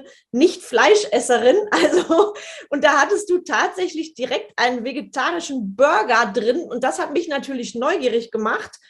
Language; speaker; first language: German; native; German